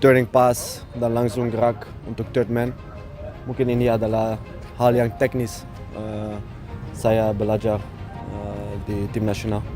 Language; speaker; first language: Indonesian; non-native, fluent; Dutch